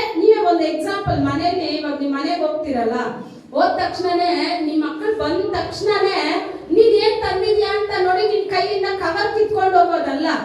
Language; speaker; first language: Kannada; non-native, local second language; Tamil